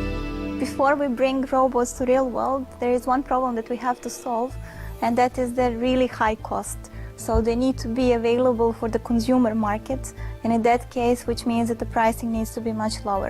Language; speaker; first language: English; non-native, fluent; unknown